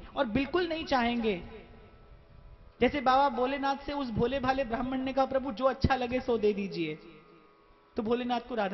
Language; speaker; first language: Hindi; native; Hindi